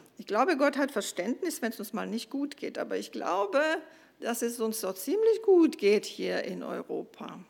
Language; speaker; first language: German; non-native, fluent; Croatian